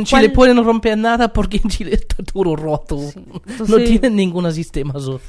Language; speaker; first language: Spanish; non-native, fluent; German